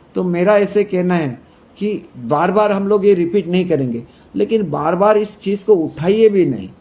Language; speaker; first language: Hindi; non-native, local second language; Marathi